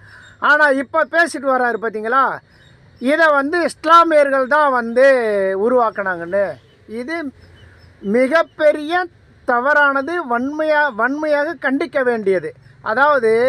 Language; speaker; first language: Tamil; native; Tamil